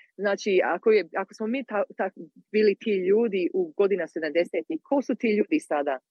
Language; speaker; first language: Croatian; early bilingual, heritage; Croatian